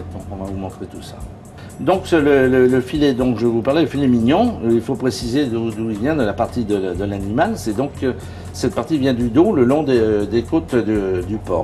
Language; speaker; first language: French; native; French